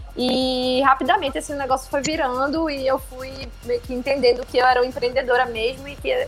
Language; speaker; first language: Portuguese; native; Portuguese